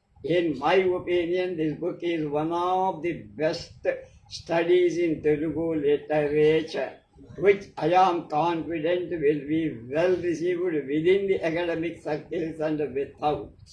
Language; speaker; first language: English; non-native, local second language; Telugu